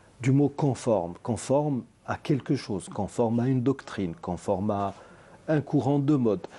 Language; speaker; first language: French; non-native, local second language; Arabic